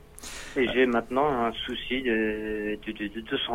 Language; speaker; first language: French; non-native, learner; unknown